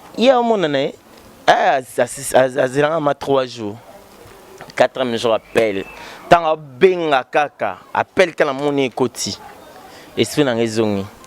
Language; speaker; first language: Lingala; native; Lingala